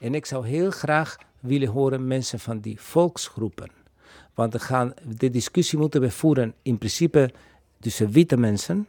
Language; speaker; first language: Dutch; non-native, fluent; Spanish